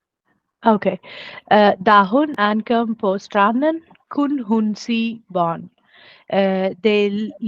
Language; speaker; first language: Danish; non-native, learner; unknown